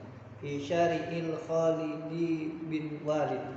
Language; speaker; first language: Arabic; non-native, learner; Indonesian